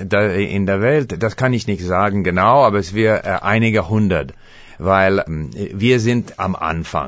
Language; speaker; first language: German; non-native, fluent; English